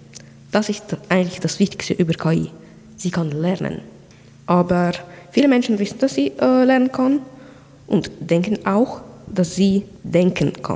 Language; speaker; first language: German; non-native, local second language; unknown